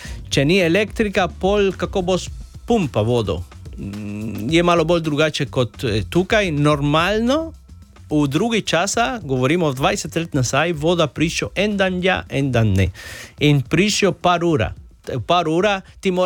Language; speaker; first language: Slovenian; non-native, learner; Spanish